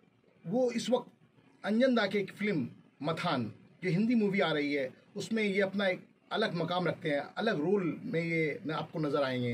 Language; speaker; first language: Hindi; native; Hindi